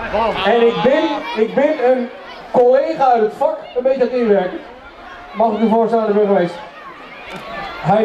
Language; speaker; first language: Dutch; native; Dutch